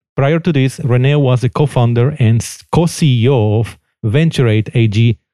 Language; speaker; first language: English; non-native, fluent; Spanish